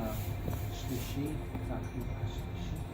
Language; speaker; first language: Hebrew; non-native, fluent; English